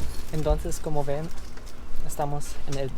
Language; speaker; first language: Spanish; non-native, learner; German